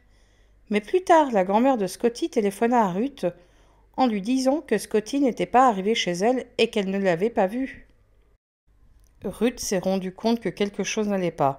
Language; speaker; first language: French; native; French